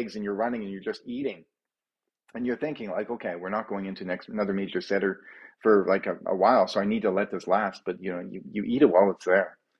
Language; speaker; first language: English; native; English